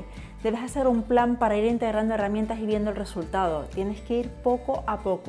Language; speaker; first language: Spanish; native; Spanish